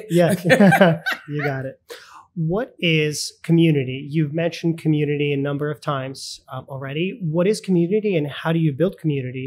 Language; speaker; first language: English; early bilingual, other home language; Russian